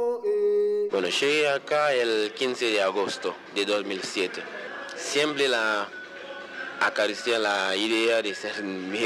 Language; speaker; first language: Spanish; non-native, local second language; Haitian Creole